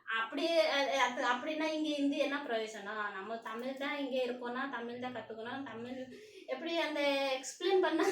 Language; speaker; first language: Tamil; non-native, local second language; Odia